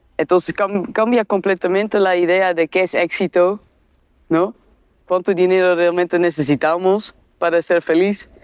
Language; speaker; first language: Spanish; non-native, fluent; Dutch